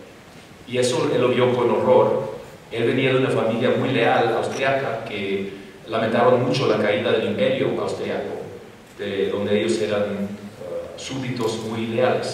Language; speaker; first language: Spanish; non-native, fluent; English